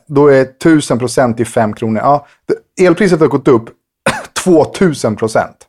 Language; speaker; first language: Swedish; early bilingual, other home language; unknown